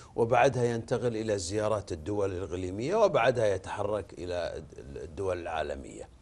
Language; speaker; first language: Arabic; native; Arabic